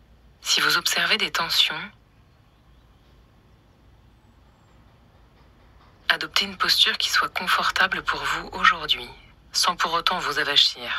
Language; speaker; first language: French; native; French